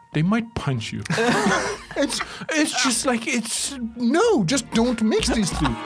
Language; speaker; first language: English; early bilingual, other home language; Persian